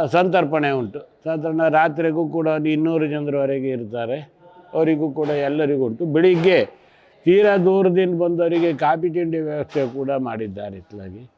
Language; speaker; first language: Kannada; native; Kannada